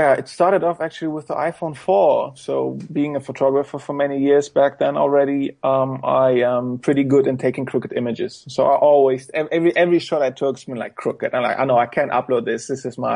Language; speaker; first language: English; non-native, fluent; German